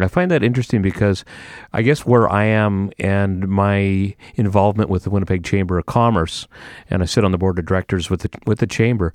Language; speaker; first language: English; native; English